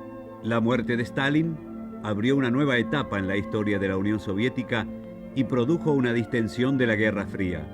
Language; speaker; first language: Spanish; native; Spanish